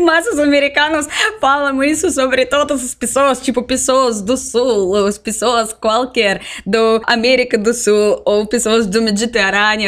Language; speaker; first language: Portuguese; non-native, fluent; Russian